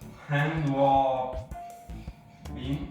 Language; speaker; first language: Chinese; non-native, learner; Spanish